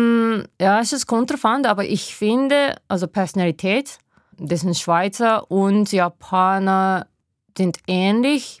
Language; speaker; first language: German; non-native, learner; Japanese